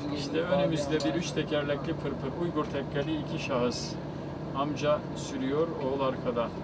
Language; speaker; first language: Turkish; native; Turkish